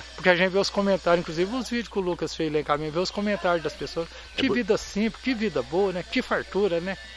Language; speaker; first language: Portuguese; native; Portuguese